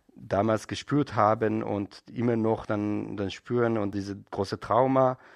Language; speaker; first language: German; non-native, fluent; Hebrew